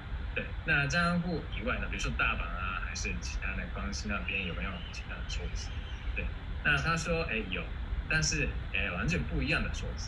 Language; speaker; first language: Chinese; non-native, fluent; Japanese